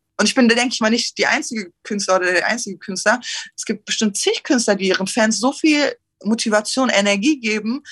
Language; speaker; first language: German; early bilingual, other home language; Turkish